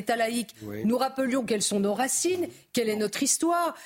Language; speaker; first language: French; native; French